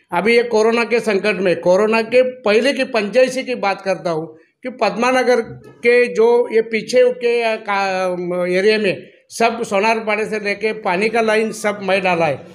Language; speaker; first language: Hindi; non-native, local second language; Marathi